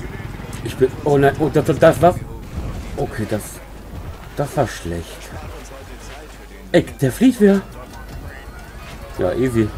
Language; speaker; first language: German; native; German